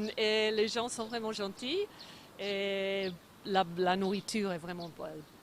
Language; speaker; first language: French; non-native, fluent; English